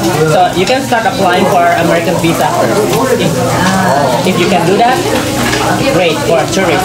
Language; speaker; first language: English; non-native, fluent; Indonesian